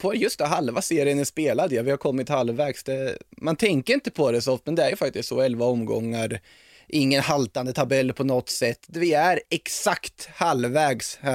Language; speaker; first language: Swedish; native; Swedish